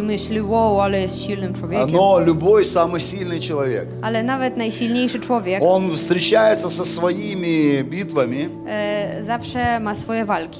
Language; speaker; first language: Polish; non-native, fluent; Russian